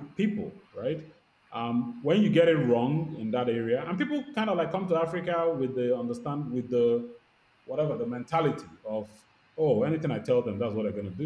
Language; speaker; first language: English; non-native, local second language; Igbo